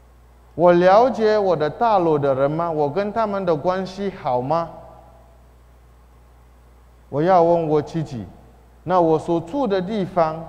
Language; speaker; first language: Chinese; non-native, fluent; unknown